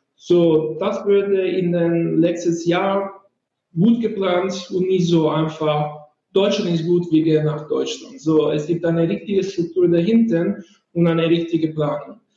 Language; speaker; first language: German; non-native, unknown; Italian